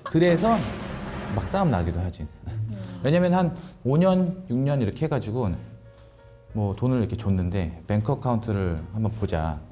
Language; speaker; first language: Korean; non-native, fluent; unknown